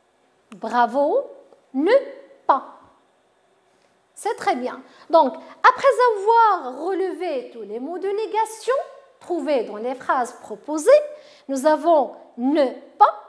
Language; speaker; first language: French; non-native, local second language; Arabic